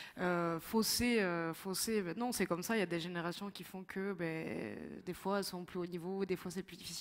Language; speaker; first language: French; native; French